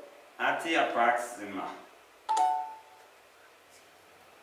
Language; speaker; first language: Portuguese; non-native, learner; English